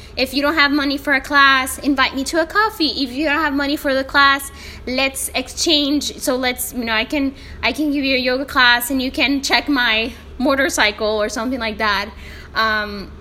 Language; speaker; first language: English; non-native, fluent; Spanish